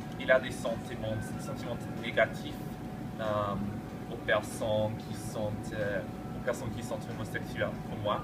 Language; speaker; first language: French; non-native, learner; English